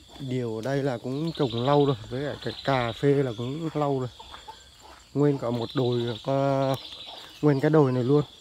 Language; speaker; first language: Vietnamese; native; Vietnamese